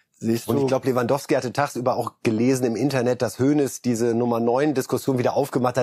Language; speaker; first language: German; native; German